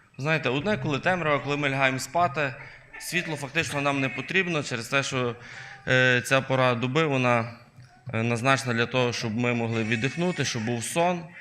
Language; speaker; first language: Ukrainian; native; Ukrainian